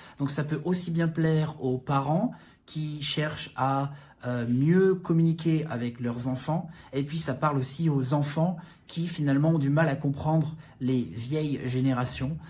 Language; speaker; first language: French; native; French